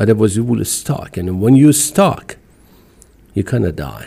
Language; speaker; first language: English; non-native, fluent; Persian